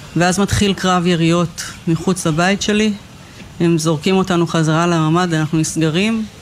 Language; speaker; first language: Hebrew; native; Hebrew